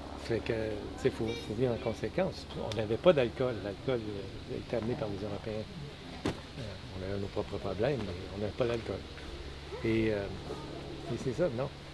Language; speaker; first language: French; native; French